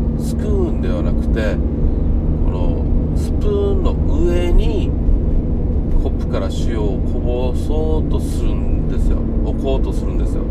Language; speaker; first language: Japanese; native; Japanese